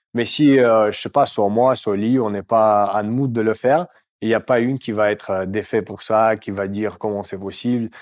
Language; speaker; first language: French; non-native, fluent; Russian